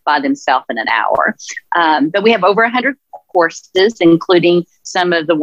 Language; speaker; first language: English; native; English